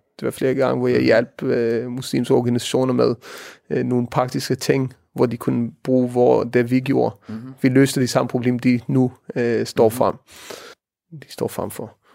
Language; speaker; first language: Danish; early bilingual, heritage; Danish